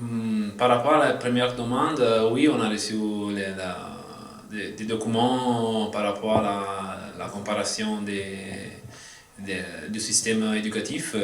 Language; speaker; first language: French; non-native, fluent; Italian